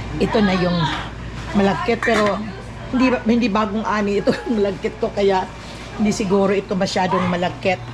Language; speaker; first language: Filipino; non-native, local second language; Cebuano